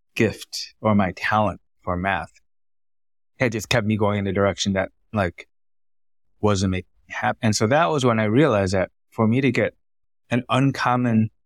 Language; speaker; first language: English; early bilingual, other home language; Vietnamese